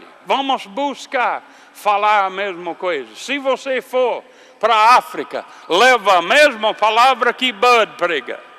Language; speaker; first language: Portuguese; non-native, fluent; English